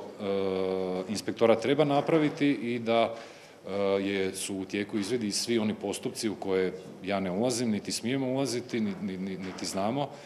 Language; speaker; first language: Croatian; native; Croatian